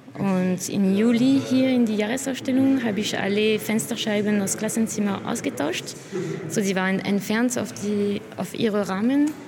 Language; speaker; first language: German; non-native, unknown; French